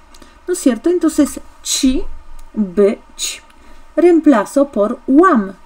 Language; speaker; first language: Spanish; non-native, fluent; Polish